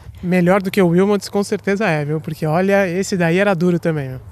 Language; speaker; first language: Portuguese; native; Portuguese